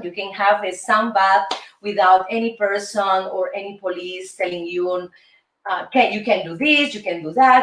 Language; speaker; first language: English; non-native, fluent; Spanish